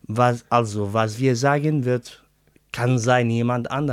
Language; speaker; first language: German; non-native, learner; Arabic